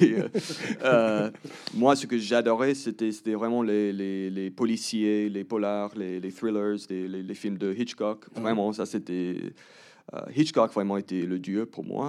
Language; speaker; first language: French; early bilingual, heritage; English